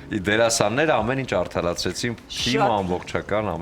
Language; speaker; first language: Armenian; native; Armenian